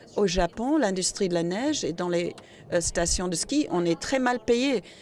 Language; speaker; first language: French; non-native, fluent; Cantonese